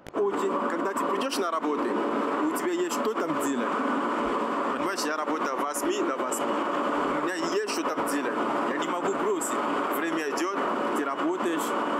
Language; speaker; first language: Russian; non-native, learner; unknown